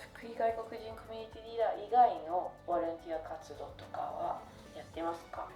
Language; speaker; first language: Japanese; non-native, fluent; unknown